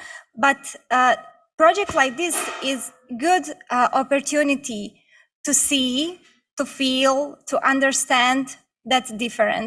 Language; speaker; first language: English; non-native, learner; Bosnian